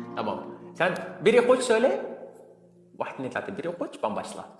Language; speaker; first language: Turkish; non-native, fluent; Arabic